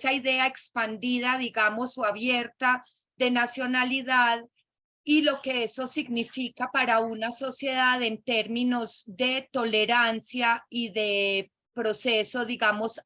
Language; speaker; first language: Spanish; native; Spanish